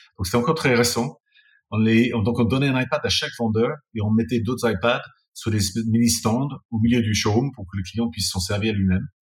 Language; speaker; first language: French; non-native, fluent; English